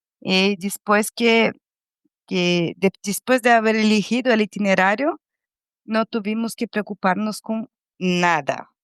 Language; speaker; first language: Spanish; non-native, fluent; Portuguese